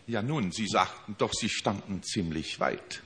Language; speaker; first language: German; native; German